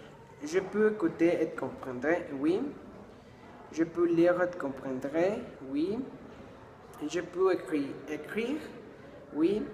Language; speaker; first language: French; non-native, learner; Spanish